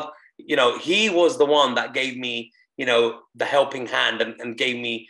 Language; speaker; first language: English; non-native, local second language; Punjabi